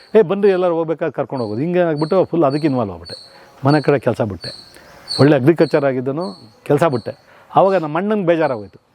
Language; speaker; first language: Kannada; native; Kannada